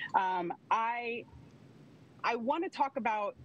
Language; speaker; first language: English; native; English